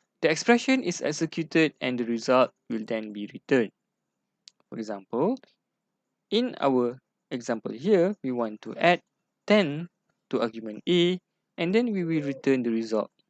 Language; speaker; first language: English; non-native, local second language; Malay